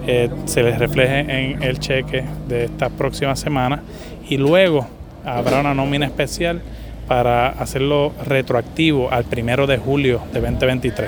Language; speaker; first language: Spanish; native; Spanish